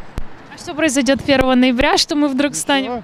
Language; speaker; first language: Russian; native; Russian